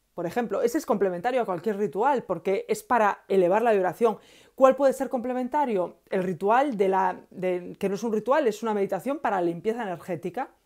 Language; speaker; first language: Spanish; native; Spanish